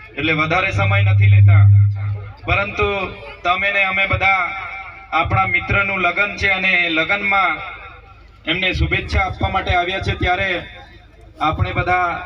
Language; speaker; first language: Gujarati; non-native, local second language; Vasavi